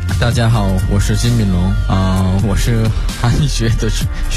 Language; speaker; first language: Chinese; non-native, learner; Korean